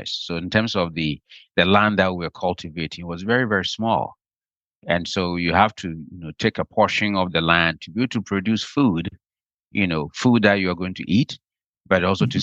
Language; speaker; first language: English; non-native, local second language; Akan